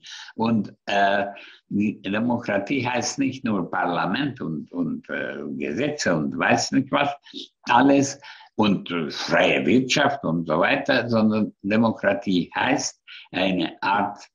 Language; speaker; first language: German; non-native, fluent; Hungarian